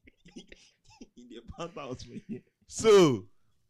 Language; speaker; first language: English; non-native, local second language; Yoruba